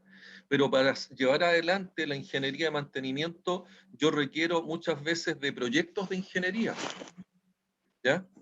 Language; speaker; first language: Spanish; native; Spanish